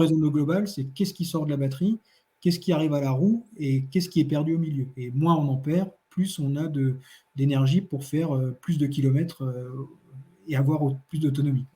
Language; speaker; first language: French; native; French